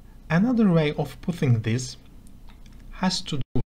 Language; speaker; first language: English; non-native, fluent; Turkish